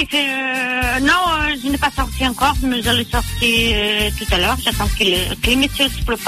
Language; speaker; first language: French; non-native, local second language; Portuguese